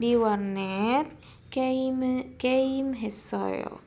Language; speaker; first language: Korean; non-native, fluent; Indonesian